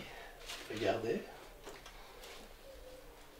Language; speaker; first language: French; non-native, learner; Persian